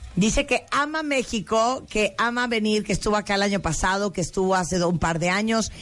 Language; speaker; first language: Spanish; native; Spanish